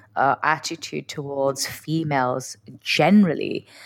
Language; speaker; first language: English; native; English